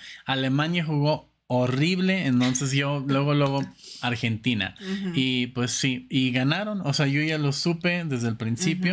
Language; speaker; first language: Spanish; non-native, fluent; German